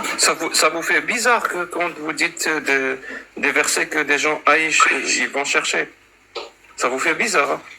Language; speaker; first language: French; non-native, local second language; Arabic